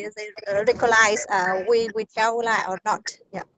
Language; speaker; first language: English; non-native, learner; Vietnamese